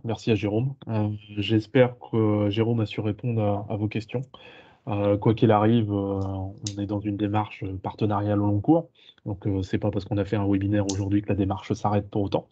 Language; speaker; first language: French; native; French